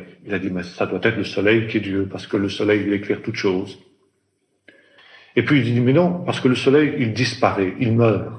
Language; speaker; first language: French; native; French